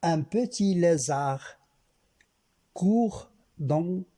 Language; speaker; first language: French; non-native, local second language; Arabic